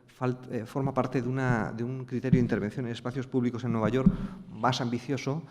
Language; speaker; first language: Spanish; native; Spanish